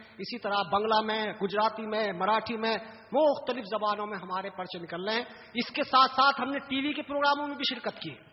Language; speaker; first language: Urdu; native; Urdu